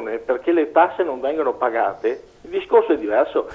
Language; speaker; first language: Italian; native; Italian